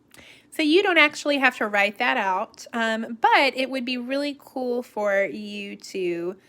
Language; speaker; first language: English; native; English